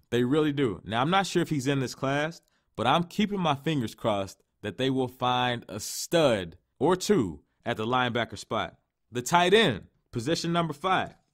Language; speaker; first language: English; native; English